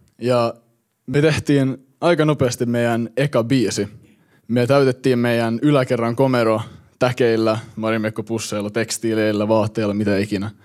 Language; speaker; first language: Finnish; early bilingual, heritage; Finnish